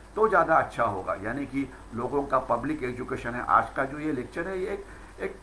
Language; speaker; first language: Hindi; non-native, local second language; Marathi